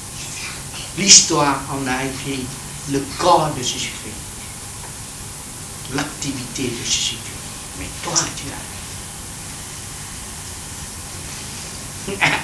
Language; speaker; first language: French; non-native, learner; Vietnamese